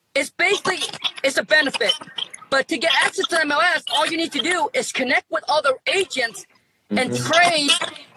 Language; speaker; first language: English; early bilingual, other home language; Vietnamese